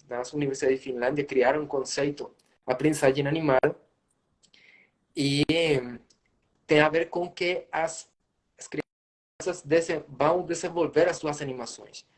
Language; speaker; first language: Portuguese; non-native, fluent; Spanish